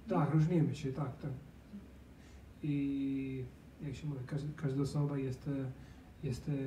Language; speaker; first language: Polish; non-native, learner; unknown